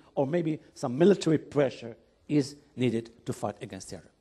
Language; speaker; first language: English; non-native, fluent; Arabic